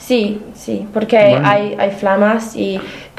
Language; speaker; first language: Spanish; non-native, fluent; English